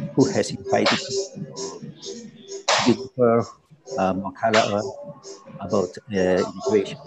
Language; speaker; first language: English; non-native, learner; Indonesian